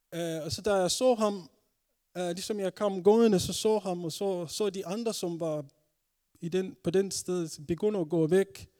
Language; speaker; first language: Danish; non-native, fluent; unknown